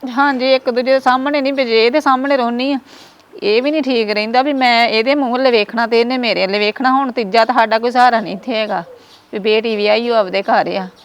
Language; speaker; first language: Punjabi; native; Punjabi